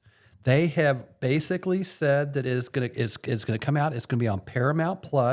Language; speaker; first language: English; native; English